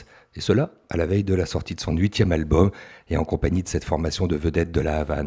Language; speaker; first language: French; native; French